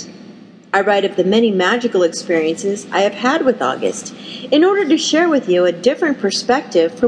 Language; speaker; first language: English; native; English